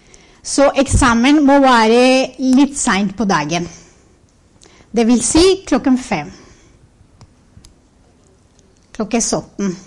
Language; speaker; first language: Norwegian; non-native, fluent; Spanish